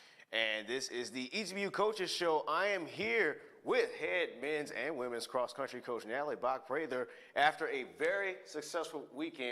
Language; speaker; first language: English; native; English